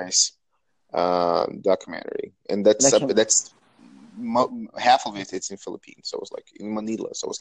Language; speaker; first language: English; non-native, fluent; Portuguese